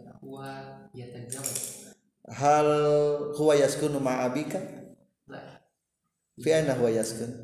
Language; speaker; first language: Arabic; non-native, learner; Indonesian